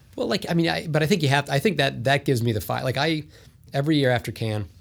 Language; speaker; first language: English; native; English